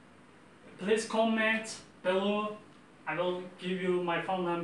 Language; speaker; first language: English; non-native, learner; Azerbaijani